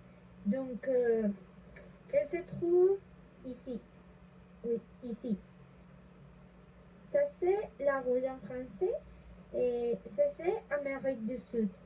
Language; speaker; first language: French; non-native, learner; Spanish